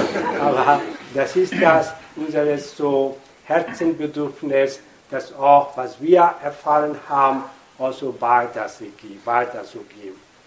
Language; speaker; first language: German; non-native, fluent; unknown